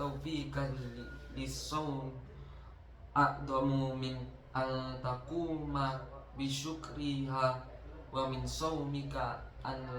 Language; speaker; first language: Arabic; non-native, learner; Indonesian